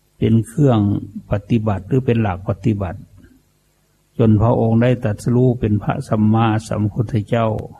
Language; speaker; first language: Thai; native; Thai